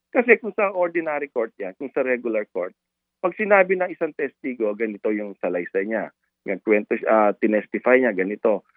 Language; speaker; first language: Filipino; native; Filipino